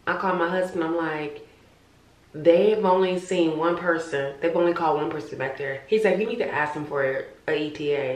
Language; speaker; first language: English; native; English